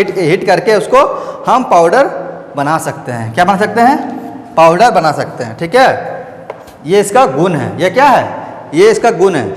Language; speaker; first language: Hindi; native; Hindi